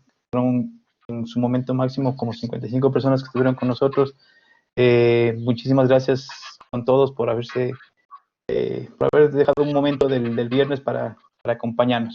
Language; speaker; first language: Spanish; native; Spanish